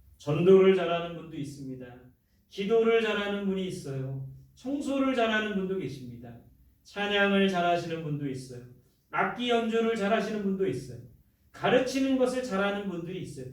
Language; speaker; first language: Korean; native; Korean